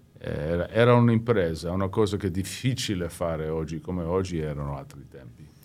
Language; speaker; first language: Italian; early bilingual, heritage; English